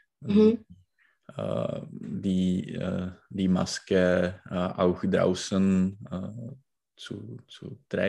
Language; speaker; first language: German; non-native, learner; Czech